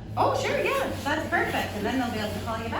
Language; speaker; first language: English; native; English